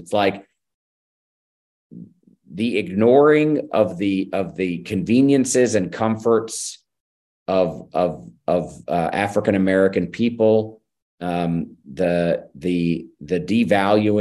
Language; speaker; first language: English; native; English